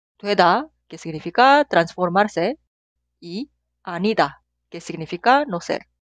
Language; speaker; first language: Spanish; non-native, fluent; Korean